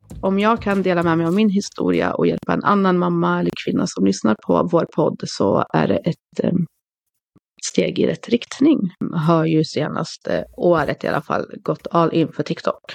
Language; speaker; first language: Swedish; early bilingual, other home language; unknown